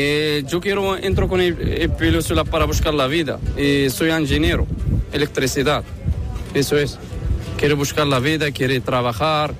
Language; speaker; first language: Spanish; non-native, learner; Arabic